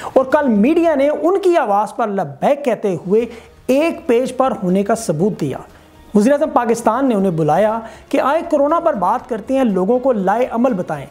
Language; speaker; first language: Urdu; native; Urdu